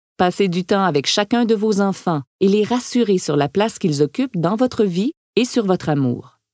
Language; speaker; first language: French; native; French